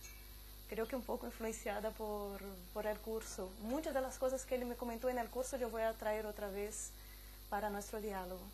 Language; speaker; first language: Spanish; non-native, fluent; Portuguese